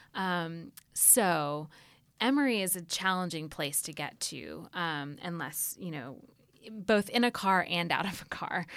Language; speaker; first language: English; native; English